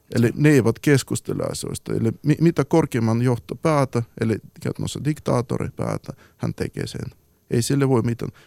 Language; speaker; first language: Finnish; non-native, fluent; Ukrainian